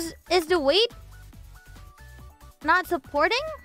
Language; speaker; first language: English; non-native, fluent; Indonesian